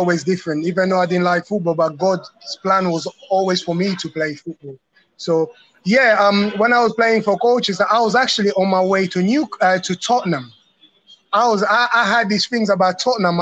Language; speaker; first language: English; native; English